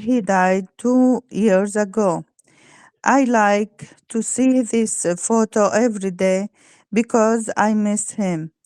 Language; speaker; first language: English; non-native, learner; Arabic